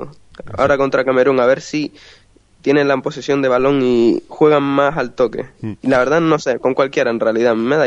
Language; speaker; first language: Spanish; native; Spanish